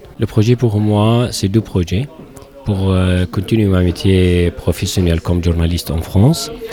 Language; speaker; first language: French; non-native, learner; Arabic